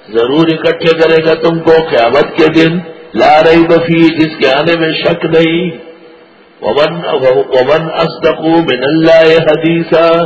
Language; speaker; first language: Urdu; non-native, local second language; Pashto